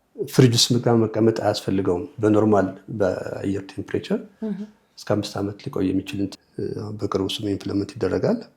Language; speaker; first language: Amharic; native; Amharic